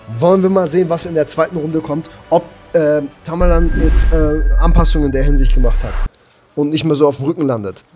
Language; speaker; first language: German; early bilingual, other home language; Armenian